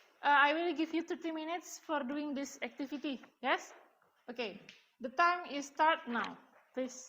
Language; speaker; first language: English; non-native, learner; Indonesian